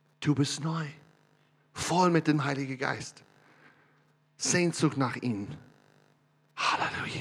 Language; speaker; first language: German; non-native, learner; English